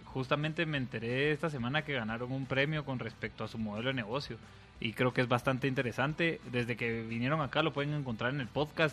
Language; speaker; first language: Spanish; native; Spanish